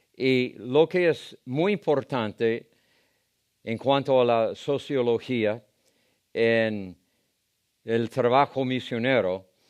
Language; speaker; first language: Spanish; non-native, fluent; English